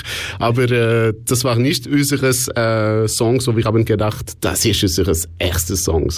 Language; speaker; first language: German; non-native, local second language; French